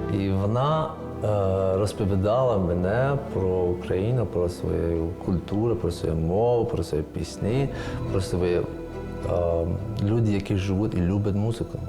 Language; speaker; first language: Ukrainian; non-native, learner; Persian